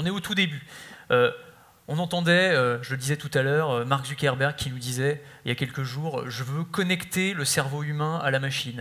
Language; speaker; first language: French; native; French